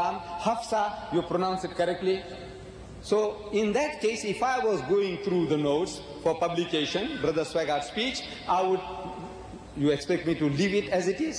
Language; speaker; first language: English; early bilingual, other home language; Gujarati